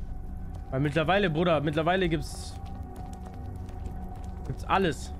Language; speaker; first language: German; native; German